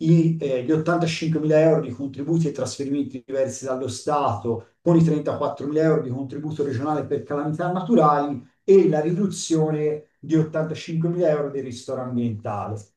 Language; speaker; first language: Italian; native; Italian